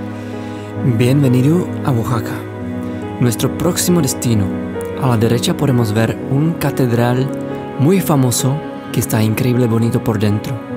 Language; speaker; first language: Spanish; non-native, learner; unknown